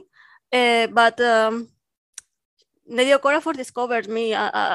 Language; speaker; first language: English; non-native, fluent; Catalan